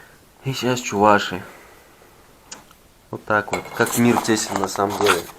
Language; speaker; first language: Russian; native; Russian